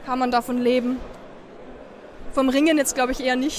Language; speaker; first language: German; native; German